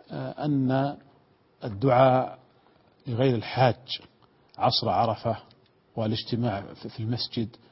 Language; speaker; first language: Arabic; native; Arabic